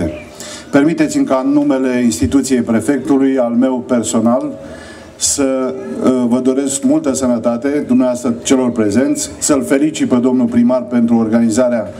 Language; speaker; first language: Romanian; native; Romanian